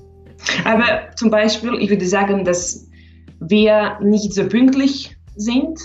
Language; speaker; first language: German; non-native, learner; Slovak